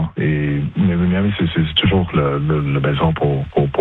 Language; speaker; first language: French; non-native, local second language; English